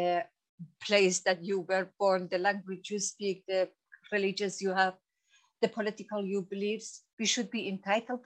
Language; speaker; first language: English; non-native, fluent; Persian